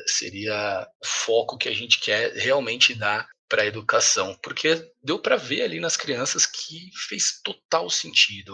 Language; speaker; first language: Portuguese; native; Portuguese